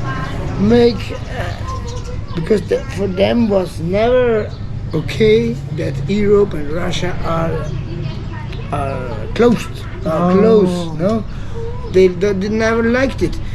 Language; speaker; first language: English; non-native, learner; Italian